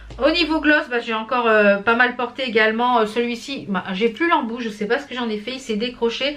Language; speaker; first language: French; native; French